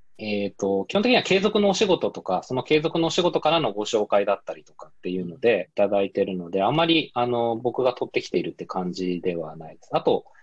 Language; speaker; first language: Japanese; non-native, fluent; Korean